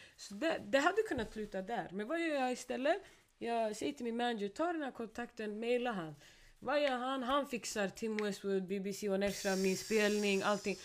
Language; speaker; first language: Swedish; early bilingual, other home language; Somali